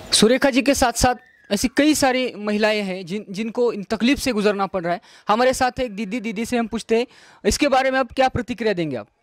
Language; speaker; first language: Hindi; non-native, local second language; Marathi